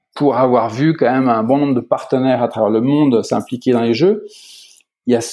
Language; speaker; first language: French; native; French